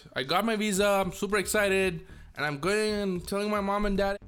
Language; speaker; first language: English; non-native, local second language; Tamil